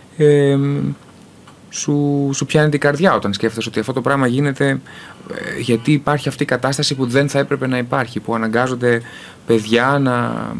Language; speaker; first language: Greek; early bilingual, heritage; Greek